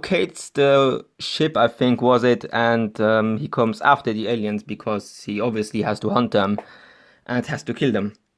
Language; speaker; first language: English; non-native, fluent; German